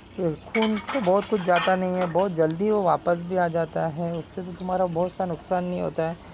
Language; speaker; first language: Hindi; non-native, local second language; Marathi